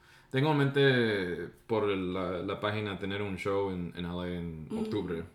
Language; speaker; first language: Spanish; early bilingual, other home language; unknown